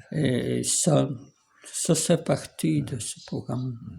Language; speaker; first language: French; non-native, fluent; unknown